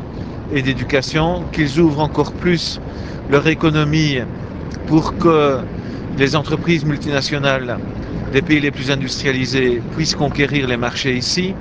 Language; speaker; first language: French; native; French